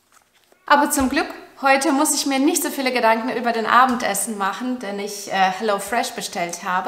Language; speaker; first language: German; non-native, fluent; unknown